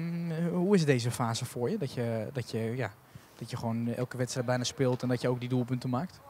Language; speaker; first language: Dutch; native; Dutch